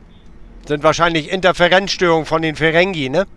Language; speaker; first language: German; native; German